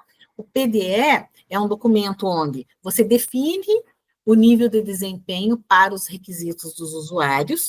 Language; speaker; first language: Portuguese; native; Portuguese